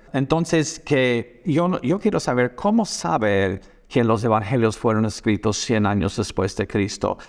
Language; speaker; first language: Spanish; non-native, fluent; English